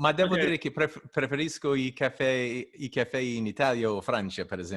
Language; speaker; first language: Italian; non-native, learner; English